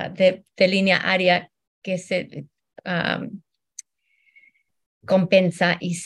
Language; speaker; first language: Spanish; early bilingual, heritage; Spanish